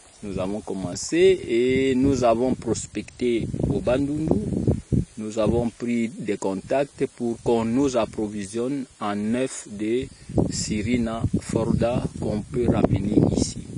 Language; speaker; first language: French; non-native, local second language; Kongo